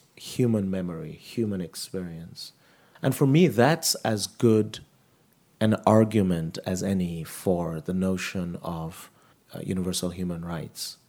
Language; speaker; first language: English; non-native, local second language; Yoruba